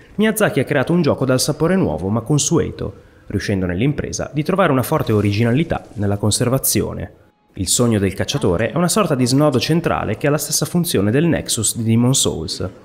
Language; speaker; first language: Italian; native; Italian